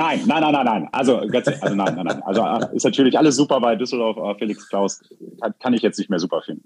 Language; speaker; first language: German; native; German